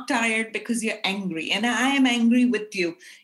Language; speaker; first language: English; non-native, local second language; Urdu